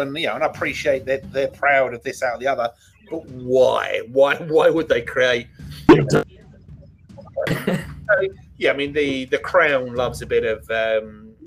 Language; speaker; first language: English; native; English